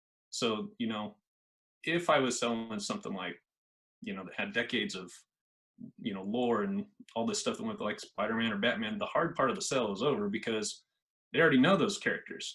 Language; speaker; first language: English; native; English